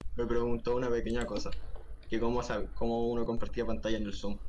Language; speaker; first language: Spanish; native; Spanish